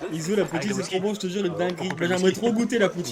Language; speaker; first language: French; native; French